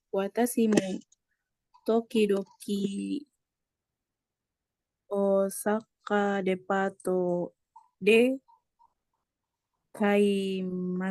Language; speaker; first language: Japanese; non-native, learner; Indonesian